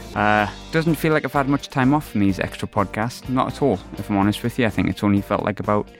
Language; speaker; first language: English; native; English